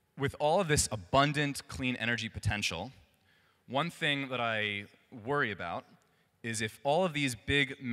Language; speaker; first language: English; native; English